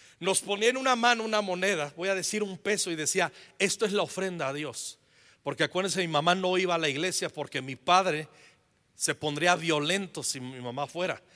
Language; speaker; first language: Spanish; native; Spanish